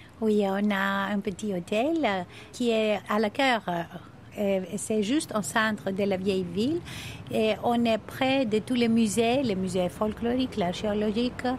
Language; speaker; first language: French; non-native, fluent; Greek